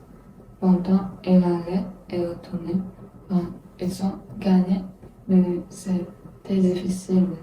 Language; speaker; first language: French; non-native, learner; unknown